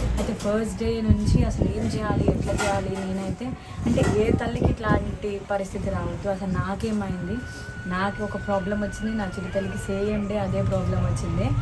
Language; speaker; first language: Telugu; non-native, local second language; Lambadi